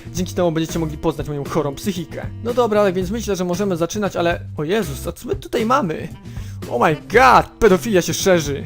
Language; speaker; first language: Polish; native; Polish